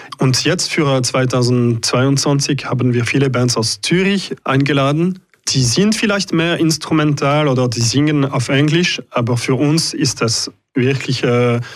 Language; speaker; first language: German; non-native, local second language; French